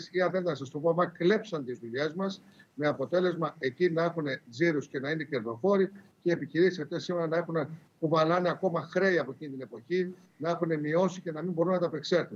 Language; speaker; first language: Greek; native; Greek